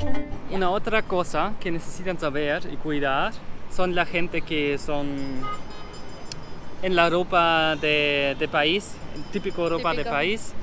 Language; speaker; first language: Spanish; non-native, learner; German